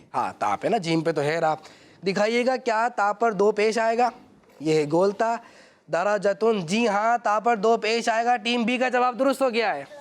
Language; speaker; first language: Urdu; native; Urdu